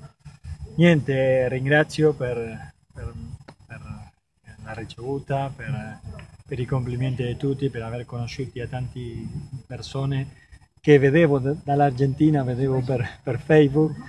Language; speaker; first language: Italian; non-native, fluent; Spanish